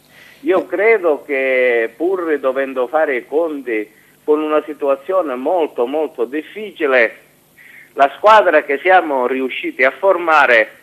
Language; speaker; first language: Italian; native; Italian